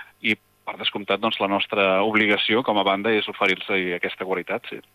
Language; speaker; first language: Catalan; native; Catalan